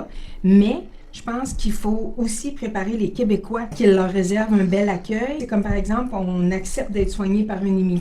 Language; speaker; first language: French; native; French